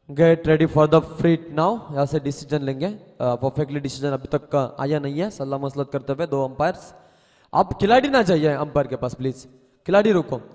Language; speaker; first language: Hindi; non-native, local second language; Marathi